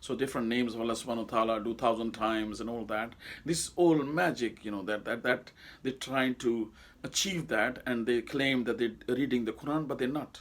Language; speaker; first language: English; non-native, local second language; Urdu